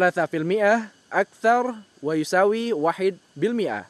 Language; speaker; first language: Arabic; non-native, fluent; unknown